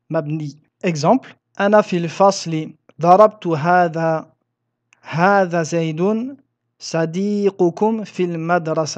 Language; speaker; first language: Arabic; non-native, fluent; French